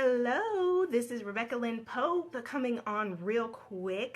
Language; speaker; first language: English; native; English